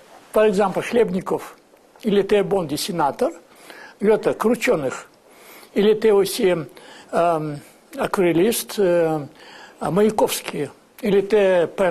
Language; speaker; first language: French; non-native, fluent; Russian